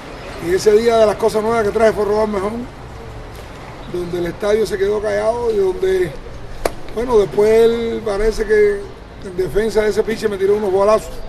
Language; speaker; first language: Spanish; native; Spanish